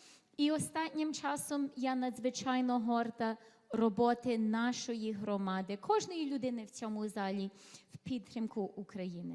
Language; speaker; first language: Ukrainian; early bilingual, heritage; Ukrainian